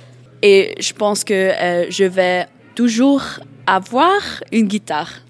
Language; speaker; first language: French; non-native, learner; German